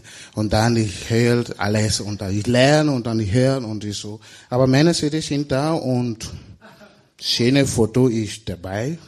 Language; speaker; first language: German; non-native, learner; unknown